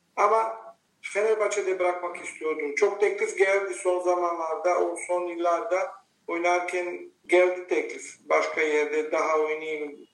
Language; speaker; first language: Turkish; non-native, learner; Bosnian